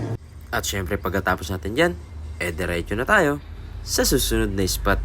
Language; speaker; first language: Filipino; native; Filipino